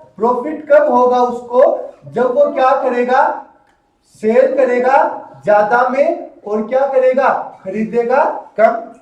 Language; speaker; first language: Hindi; native; Hindi